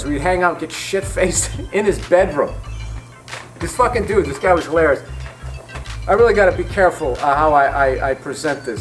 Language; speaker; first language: English; native; English